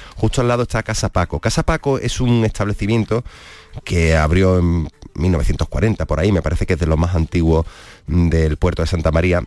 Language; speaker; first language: Spanish; native; Spanish